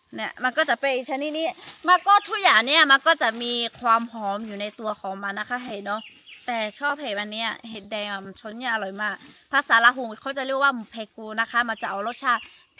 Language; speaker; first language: Thai; non-native, local second language; Lahu